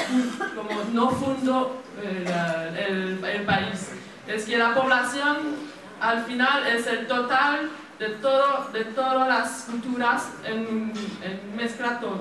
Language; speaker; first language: Spanish; non-native, learner; French